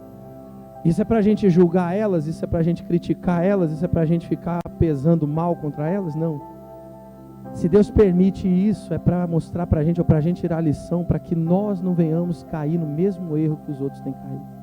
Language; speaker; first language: Portuguese; native; Portuguese